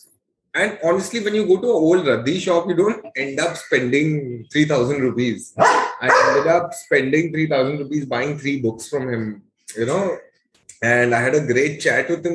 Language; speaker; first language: English; non-native, local second language; Hindi